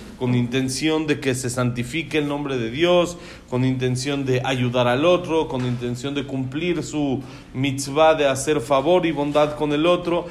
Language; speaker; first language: Spanish; native; Spanish